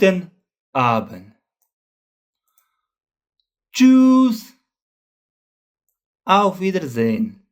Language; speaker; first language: German; non-native, fluent; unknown